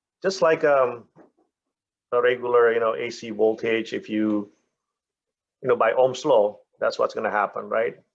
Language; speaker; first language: English; non-native, fluent; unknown